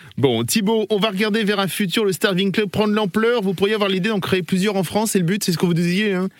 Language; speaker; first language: French; native; French